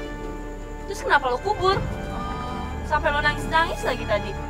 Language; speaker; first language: Indonesian; native; Indonesian